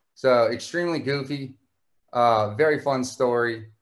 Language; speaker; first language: English; native; English